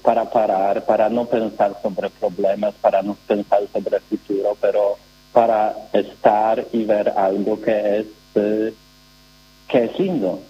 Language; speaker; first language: Spanish; non-native, learner; Polish